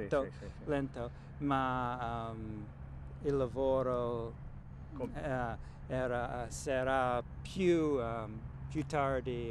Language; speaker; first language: Italian; non-native, learner; English